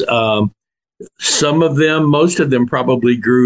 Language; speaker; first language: English; native; English